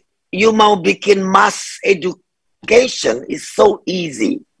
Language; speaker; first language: English; non-native, fluent; Indonesian